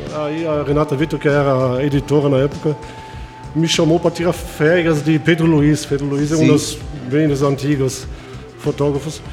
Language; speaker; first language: Portuguese; non-native, fluent; German